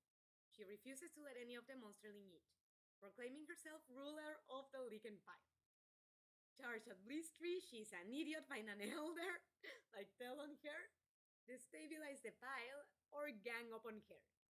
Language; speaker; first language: English; non-native, fluent; Spanish